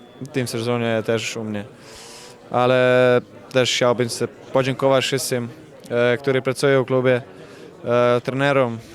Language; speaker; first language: Polish; non-native, fluent; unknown